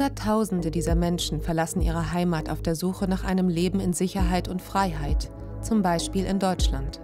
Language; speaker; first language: German; native; German